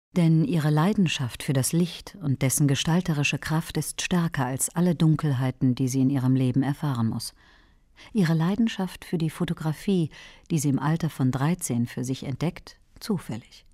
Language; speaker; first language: German; native; German